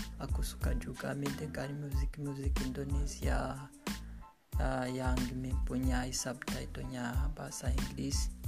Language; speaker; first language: Indonesian; non-native, learner; Kinyarwanda